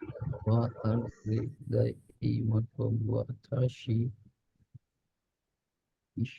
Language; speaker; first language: Chinese; non-native, learner; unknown